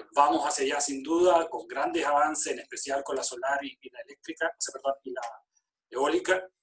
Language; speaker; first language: Spanish; native; Spanish